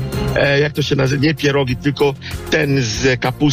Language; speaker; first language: Polish; non-native, fluent; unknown